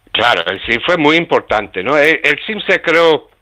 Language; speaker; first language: Spanish; early bilingual, heritage; Spanish